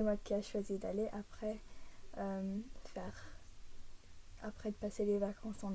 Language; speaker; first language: French; early bilingual, heritage; English